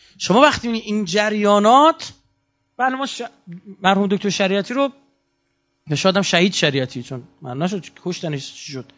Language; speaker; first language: Persian; native; Persian